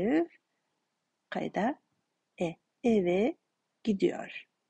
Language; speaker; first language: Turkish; non-native, fluent; Kazakh